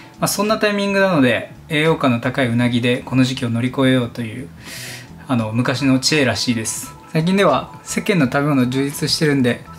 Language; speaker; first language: Japanese; native; Japanese